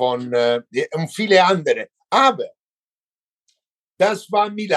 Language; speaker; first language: German; non-native, learner; Italian